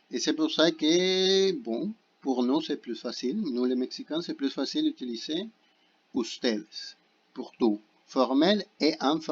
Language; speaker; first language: French; non-native, fluent; Spanish